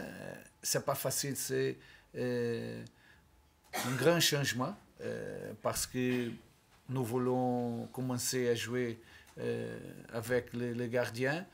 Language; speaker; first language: French; non-native, learner; Portuguese